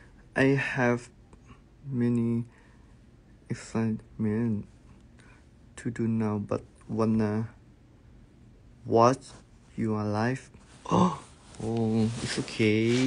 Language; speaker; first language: English; non-native, learner; Thai